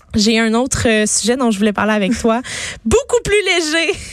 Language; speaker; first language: French; native; French